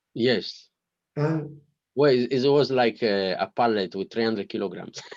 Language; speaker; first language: English; non-native, learner; Italian